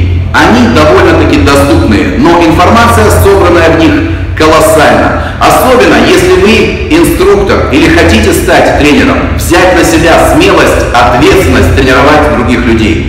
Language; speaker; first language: Russian; native; Russian